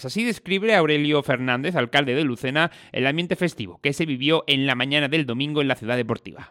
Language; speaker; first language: Spanish; native; Spanish